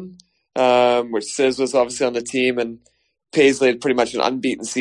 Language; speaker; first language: English; native; English